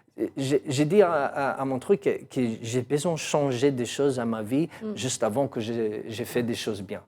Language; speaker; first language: French; non-native, learner; English